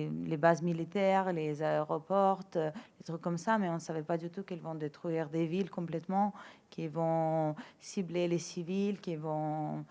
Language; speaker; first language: French; non-native, fluent; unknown